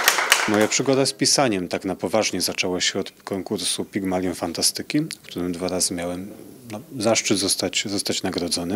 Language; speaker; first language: Polish; native; Polish